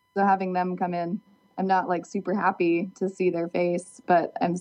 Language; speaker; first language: English; native; English